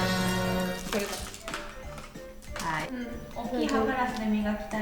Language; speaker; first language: Japanese; native; Japanese